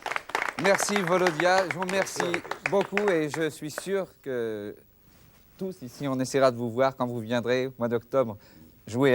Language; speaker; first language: French; native; French